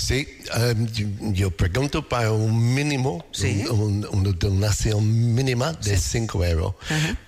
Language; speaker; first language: Spanish; non-native, learner; English